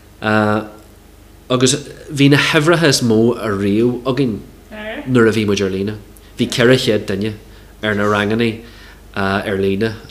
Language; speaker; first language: Irish; non-native, local second language; English